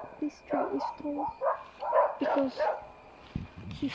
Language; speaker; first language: English; non-native, learner; Spanish